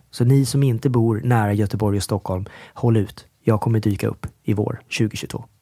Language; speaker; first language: Swedish; early bilingual, other home language; Korean